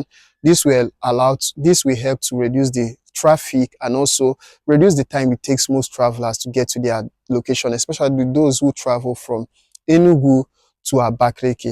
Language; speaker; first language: English; non-native, local second language; Igbo